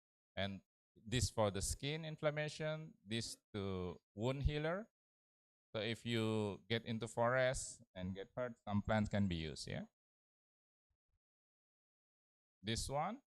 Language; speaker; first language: English; non-native, learner; Indonesian